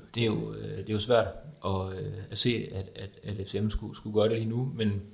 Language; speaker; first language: Danish; native; Danish